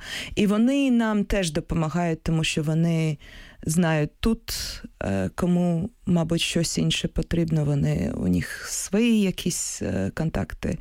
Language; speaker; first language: Ukrainian; non-native, fluent; English